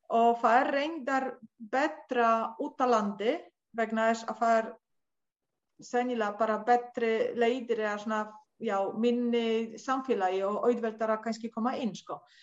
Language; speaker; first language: Icelandic; non-native, fluent; Polish